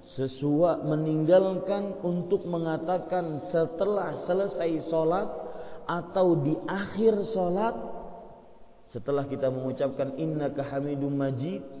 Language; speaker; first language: Indonesian; native; Indonesian